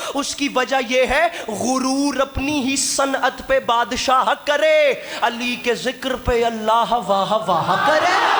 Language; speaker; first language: Urdu; non-native, local second language; Punjabi